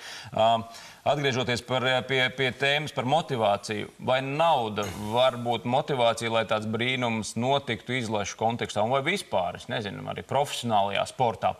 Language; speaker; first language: Latvian; native; Latvian